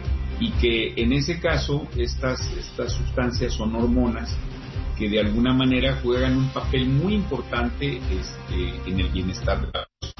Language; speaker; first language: Spanish; native; Spanish